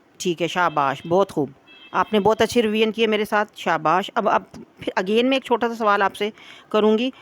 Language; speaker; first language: Urdu; native; Urdu